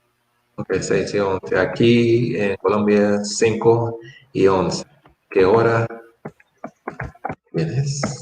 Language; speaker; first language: Spanish; non-native, fluent; English